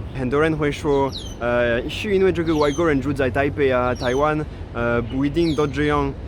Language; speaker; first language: Chinese; non-native, fluent; French